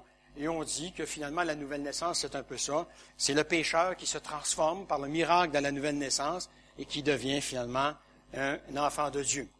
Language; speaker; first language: French; native; French